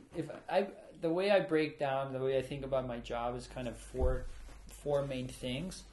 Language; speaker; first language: English; early bilingual, other home language; German